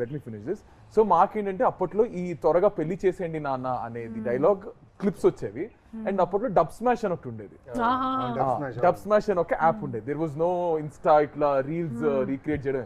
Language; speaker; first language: Telugu; native; Telugu